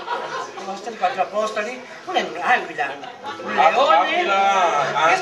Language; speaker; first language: Italian; non-native, learner; Spanish